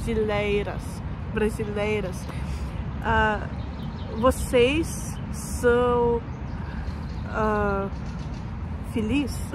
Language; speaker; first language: Portuguese; non-native, fluent; Russian